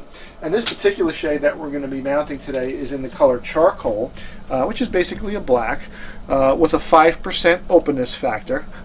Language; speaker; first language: English; native; English